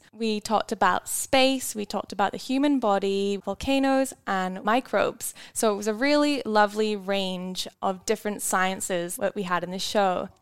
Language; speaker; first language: English; native; English